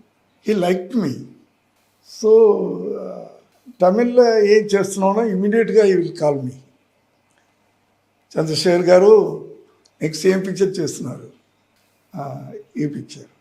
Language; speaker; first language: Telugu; non-native, learner; Tamil